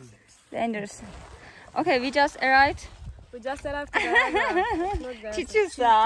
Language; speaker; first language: English; non-native, learner; Turkish